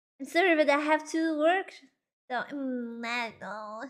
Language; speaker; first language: English; non-native, learner; Spanish